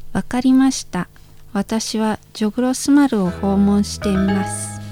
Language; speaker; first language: Japanese; non-native, fluent; Indonesian